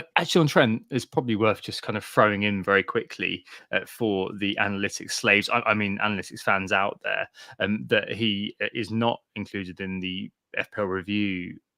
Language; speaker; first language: English; native; English